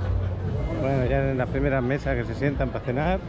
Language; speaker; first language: Spanish; native; Spanish